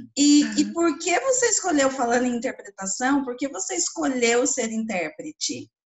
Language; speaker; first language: Portuguese; native; Portuguese